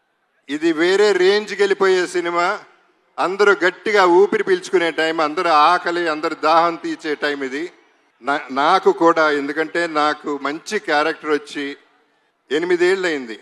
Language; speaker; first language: Telugu; native; Telugu